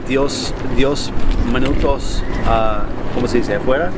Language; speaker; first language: Spanish; non-native, learner; English